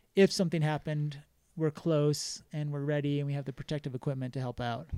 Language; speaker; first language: English; native; English